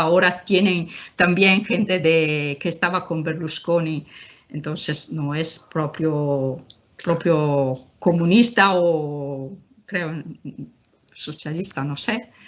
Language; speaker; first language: Spanish; non-native, fluent; Italian